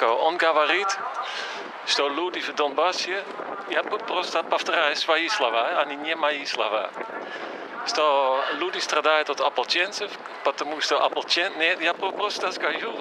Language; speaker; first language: Russian; non-native, fluent; Dutch